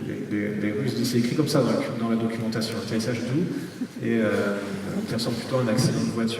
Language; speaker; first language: French; native; French